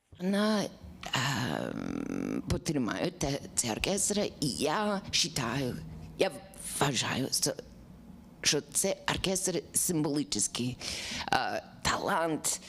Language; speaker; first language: Ukrainian; non-native, learner; English